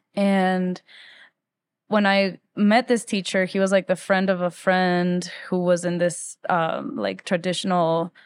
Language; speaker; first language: English; early bilingual, other home language; Spanish